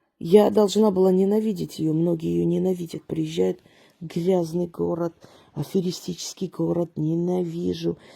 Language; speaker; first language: Russian; early bilingual, other home language; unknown